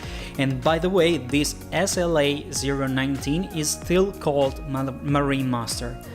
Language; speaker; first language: English; non-native, fluent; Italian